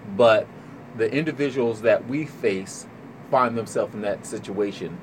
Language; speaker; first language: English; native; English